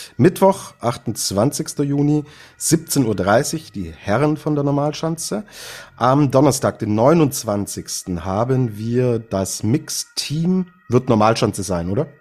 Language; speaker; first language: German; native; German